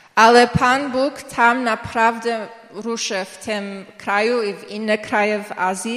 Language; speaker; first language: Polish; early bilingual, heritage; English